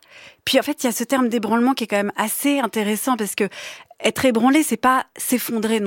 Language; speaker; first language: French; native; French